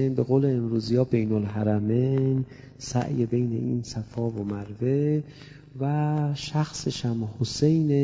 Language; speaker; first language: Persian; native; Persian